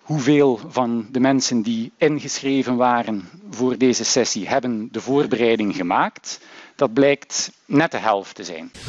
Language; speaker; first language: Dutch; native; Dutch